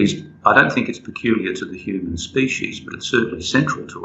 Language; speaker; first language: English; native; English